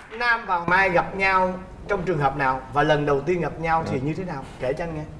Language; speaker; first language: Vietnamese; native; Vietnamese